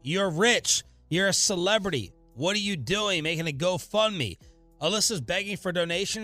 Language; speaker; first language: English; native; English